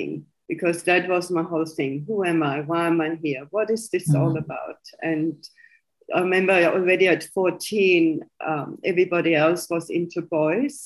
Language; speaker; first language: English; non-native, fluent; German